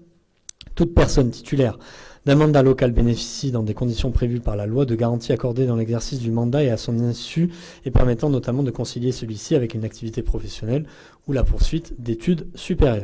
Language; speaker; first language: French; native; French